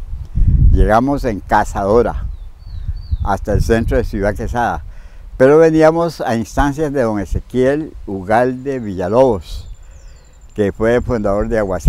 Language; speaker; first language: Spanish; native; Spanish